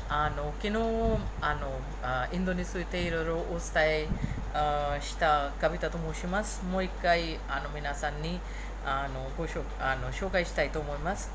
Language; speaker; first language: Japanese; non-native, fluent; Hindi